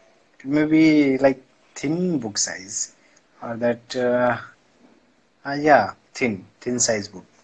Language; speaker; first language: English; non-native, learner; Indonesian